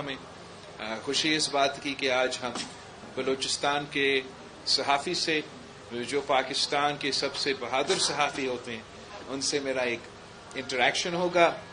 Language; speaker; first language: Urdu; non-native, local second language; English